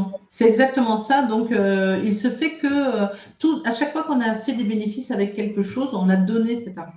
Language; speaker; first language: French; native; French